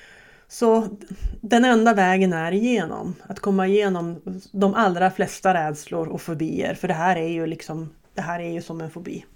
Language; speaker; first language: Swedish; native; Swedish